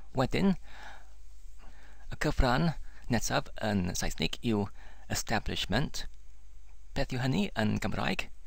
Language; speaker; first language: Welsh; non-native, learner; English